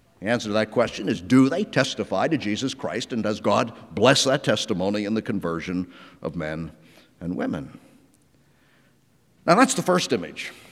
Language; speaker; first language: English; native; English